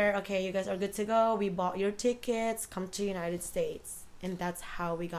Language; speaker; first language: English; non-native, local second language; Iloko